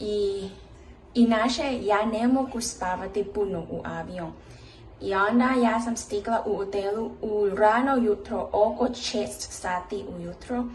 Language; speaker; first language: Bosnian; early bilingual, heritage; Bosnian